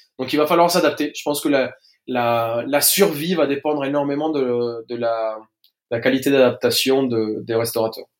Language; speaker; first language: French; non-native, fluent; Spanish